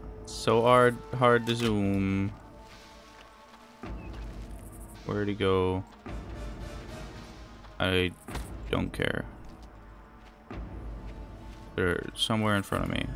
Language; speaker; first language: English; native; English